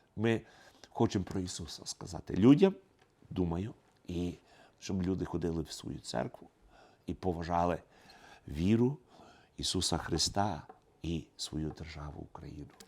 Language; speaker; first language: Ukrainian; early bilingual, heritage; Ukrainian